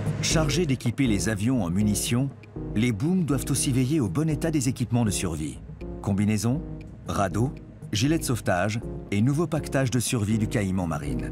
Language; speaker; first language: French; native; French